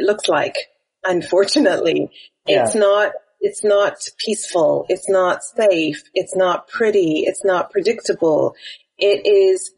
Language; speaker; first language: English; native; English